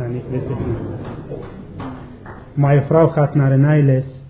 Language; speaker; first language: Dutch; non-native, learner; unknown